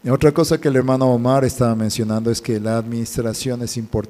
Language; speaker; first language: Spanish; native; Spanish